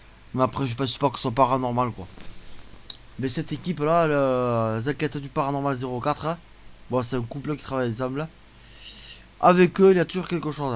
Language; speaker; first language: French; native; French